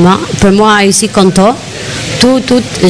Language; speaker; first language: French; non-native, learner; Albanian